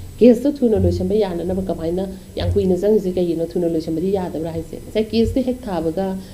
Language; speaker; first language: Manipuri; native; Manipuri